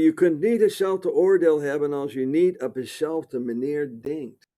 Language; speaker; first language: Dutch; non-native, fluent; English